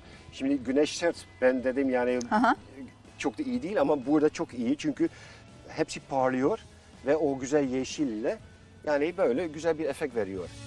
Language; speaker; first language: Turkish; non-native, fluent; Dutch